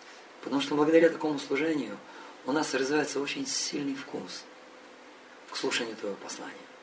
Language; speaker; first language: Russian; native; Russian